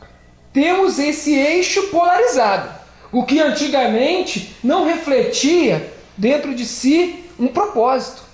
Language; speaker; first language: Portuguese; native; Portuguese